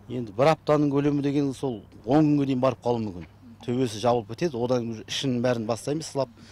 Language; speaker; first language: Kazakh; native; Kazakh